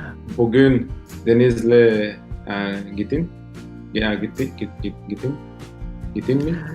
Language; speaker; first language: Turkish; non-native, learner; Portuguese